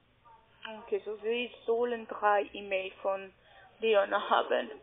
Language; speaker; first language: German; non-native, learner; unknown